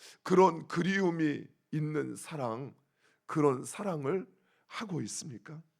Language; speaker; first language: Korean; native; Korean